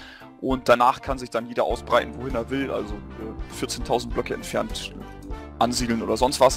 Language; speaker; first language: German; native; German